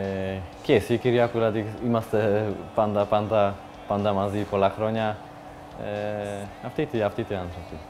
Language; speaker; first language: Greek; non-native, learner; Polish